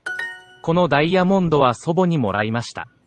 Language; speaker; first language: Japanese; non-native, learner; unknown